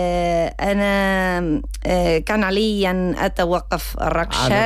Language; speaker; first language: Arabic; non-native, learner; Spanish